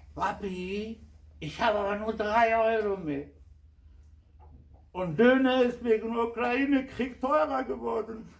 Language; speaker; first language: German; non-native, fluent; Kurdish